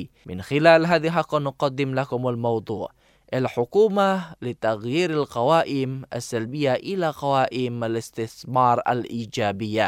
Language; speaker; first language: Arabic; non-native, fluent; Indonesian